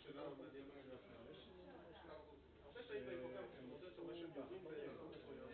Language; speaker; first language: Hebrew; native; Hebrew